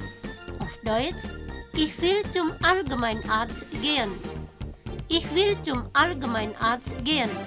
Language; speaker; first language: German; non-native, fluent; Indonesian